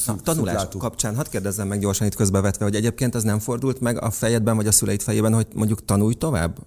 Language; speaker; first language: Hungarian; native; Hungarian